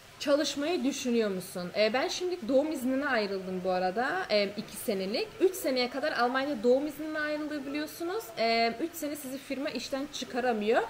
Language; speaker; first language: Turkish; early bilingual, heritage; Turkish